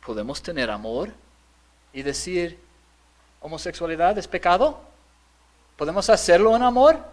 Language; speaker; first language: Spanish; non-native, fluent; English